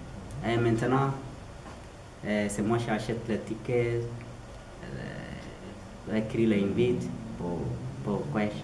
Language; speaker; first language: French; non-native, learner; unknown